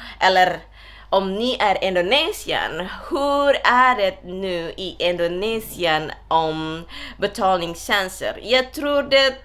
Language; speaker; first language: Swedish; non-native, learner; Indonesian